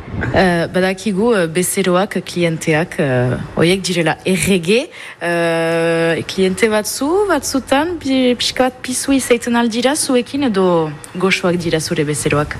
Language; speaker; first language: Basque; native; Basque